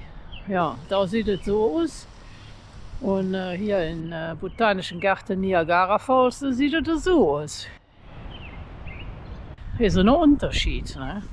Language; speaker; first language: German; native; German